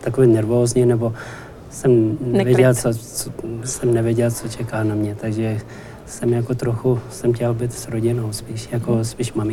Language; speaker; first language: Czech; non-native, learner; Tibetan